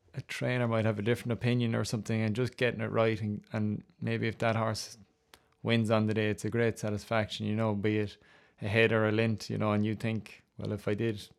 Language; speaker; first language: English; native; English